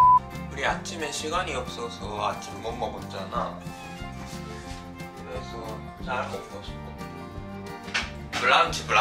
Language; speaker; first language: Korean; non-native, fluent; Japanese